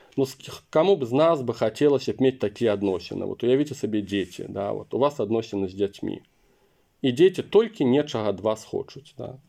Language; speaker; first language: Belarusian; non-native, local second language; Russian